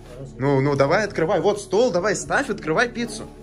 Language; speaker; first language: Russian; native; Russian